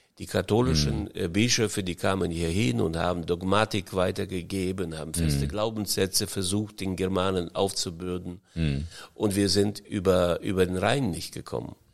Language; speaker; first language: German; early bilingual, heritage; German